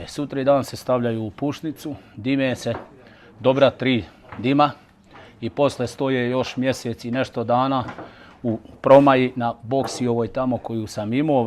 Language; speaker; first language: Bosnian; native; Bosnian